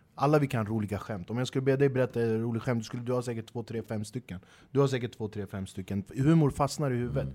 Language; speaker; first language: Swedish; early bilingual, other home language; Kurdish